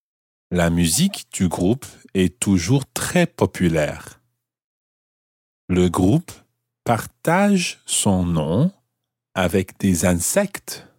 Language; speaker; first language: French; non-native, fluent; English